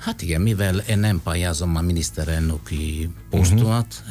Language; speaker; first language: Hungarian; non-native, fluent; Italian